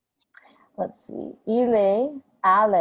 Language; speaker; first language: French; non-native, fluent; English